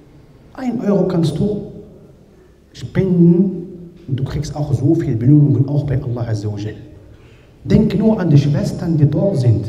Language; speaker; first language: German; non-native, learner; Arabic